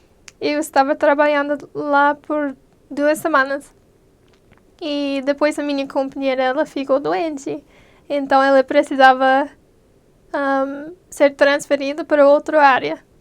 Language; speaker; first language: Portuguese; non-native, fluent; English